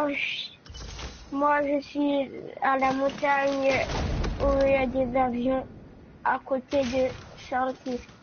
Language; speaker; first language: French; native; French